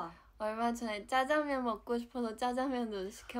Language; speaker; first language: Korean; non-native, fluent; Chinese